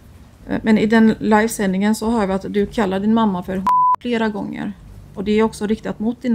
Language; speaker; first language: Swedish; native; Swedish